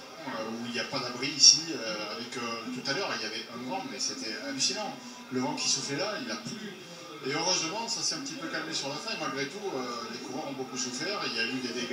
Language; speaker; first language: French; native; French